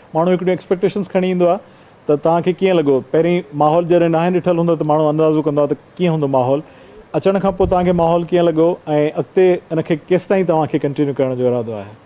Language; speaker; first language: Sindhi; native; Sindhi